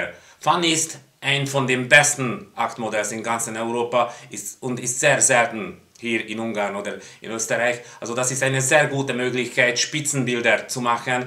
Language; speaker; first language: German; non-native, fluent; Hungarian